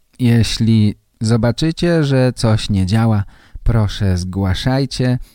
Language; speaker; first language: Polish; native; Polish